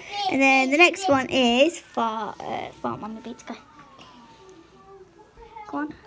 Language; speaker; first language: English; native; English